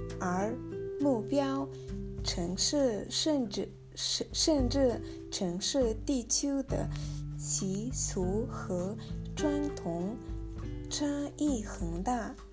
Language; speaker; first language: Chinese; non-native, learner; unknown